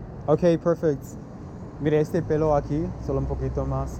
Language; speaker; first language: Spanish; non-native, fluent; English